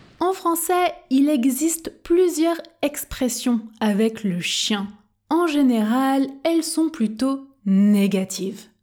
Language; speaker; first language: French; native; French